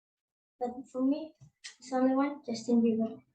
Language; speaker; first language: English; non-native, learner; Indonesian